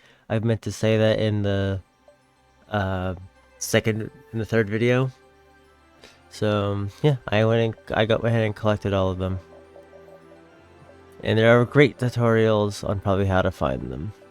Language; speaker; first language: English; native; English